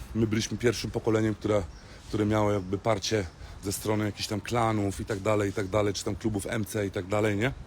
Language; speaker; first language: Polish; early bilingual, heritage; Polish